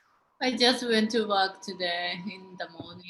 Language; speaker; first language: English; non-native, learner; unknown